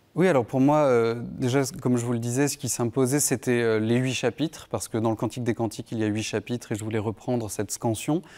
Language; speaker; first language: French; native; French